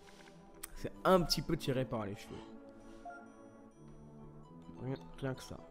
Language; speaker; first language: French; native; French